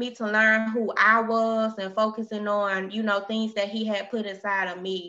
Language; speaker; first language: English; native; English